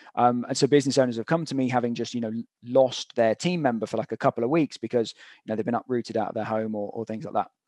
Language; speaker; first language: English; native; English